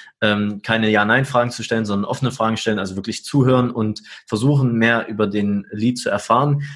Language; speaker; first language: German; native; German